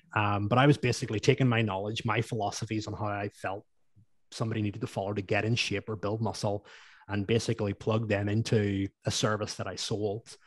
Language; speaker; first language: English; native; English